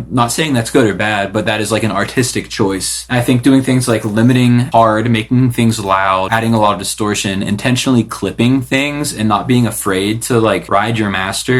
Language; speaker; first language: English; native; English